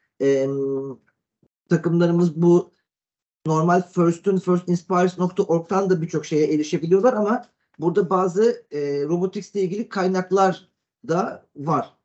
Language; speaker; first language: Turkish; native; Turkish